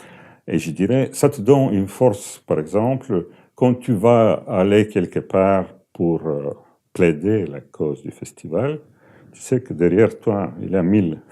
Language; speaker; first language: French; non-native, fluent; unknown